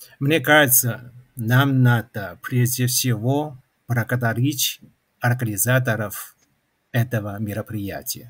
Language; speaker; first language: Russian; non-native, fluent; Chinese